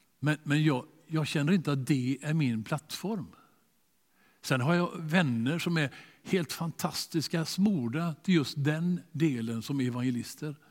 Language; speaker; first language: Swedish; native; Swedish